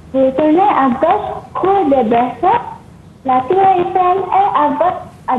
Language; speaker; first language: French; non-native, learner; Malay